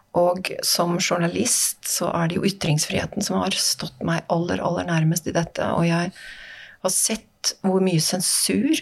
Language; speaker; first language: Norwegian; native; Norwegian